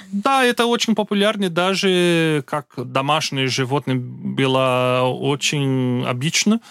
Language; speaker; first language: Russian; non-native, learner; Portuguese